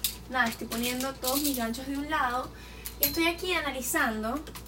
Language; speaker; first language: Spanish; native; Spanish